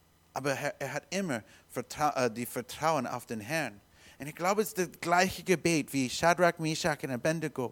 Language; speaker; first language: German; non-native, learner; English